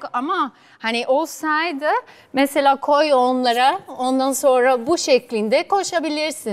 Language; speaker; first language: Turkish; non-native, fluent; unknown